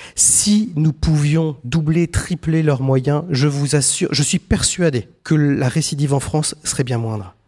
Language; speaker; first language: French; native; French